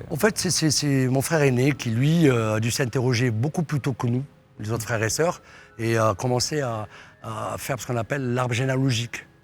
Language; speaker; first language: French; native; French